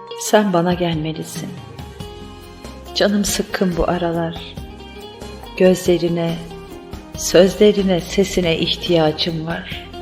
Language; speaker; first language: Turkish; native; Turkish